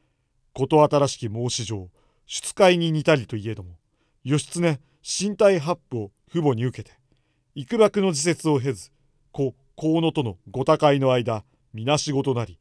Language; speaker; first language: Japanese; native; Japanese